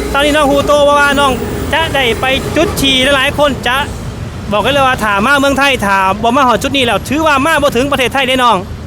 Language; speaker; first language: Thai; native; Thai